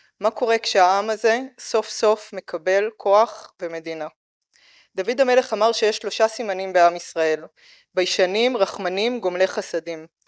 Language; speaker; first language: Hebrew; native; Hebrew